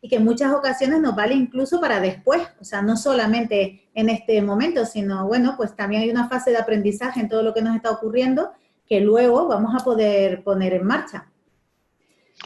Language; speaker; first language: Spanish; native; Spanish